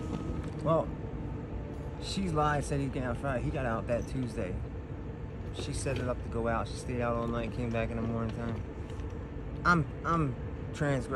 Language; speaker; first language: English; native; English